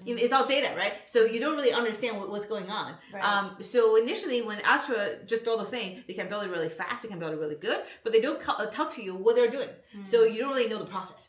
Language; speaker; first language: English; non-native, fluent; Chinese